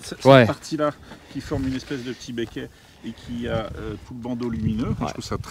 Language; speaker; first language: French; native; French